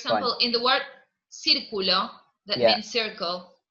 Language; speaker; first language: English; non-native, fluent; Spanish